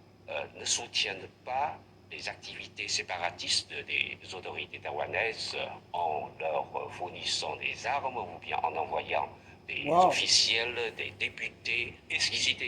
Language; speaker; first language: French; non-native, fluent; Chinese